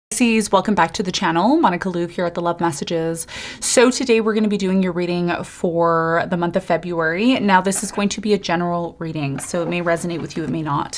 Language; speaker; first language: English; native; English